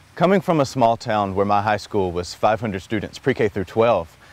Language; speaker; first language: English; native; English